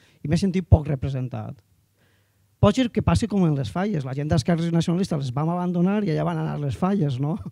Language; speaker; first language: Catalan; native; Catalan